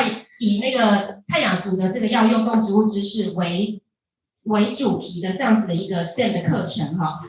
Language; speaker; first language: Chinese; native; Chinese